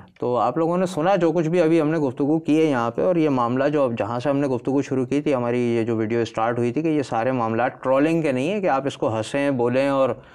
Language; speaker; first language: Urdu; native; Urdu